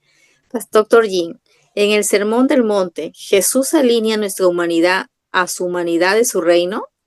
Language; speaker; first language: Spanish; native; Spanish